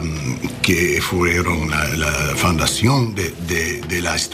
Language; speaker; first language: Spanish; non-native, learner; English